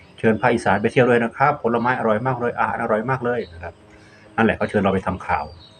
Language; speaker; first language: Thai; non-native, local second language; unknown